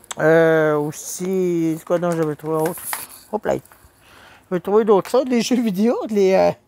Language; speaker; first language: French; native; French